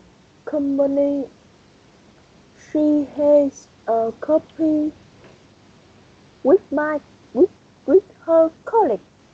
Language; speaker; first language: English; non-native, learner; Vietnamese